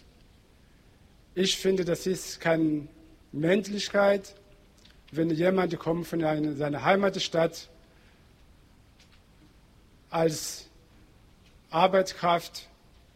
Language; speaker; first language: German; non-native, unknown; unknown